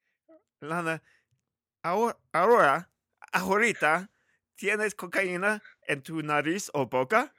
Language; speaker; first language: Spanish; non-native, learner; English